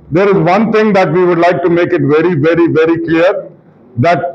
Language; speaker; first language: English; non-native, local second language; Telugu